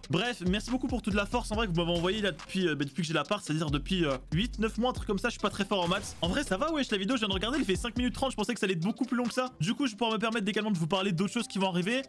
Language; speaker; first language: French; native; French